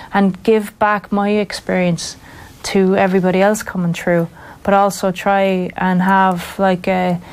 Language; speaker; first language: English; native; English